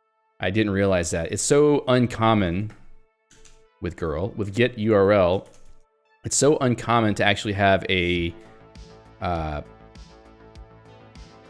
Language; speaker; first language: English; native; English